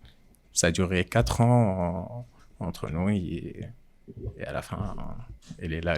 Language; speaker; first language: French; non-native, local second language; Arabic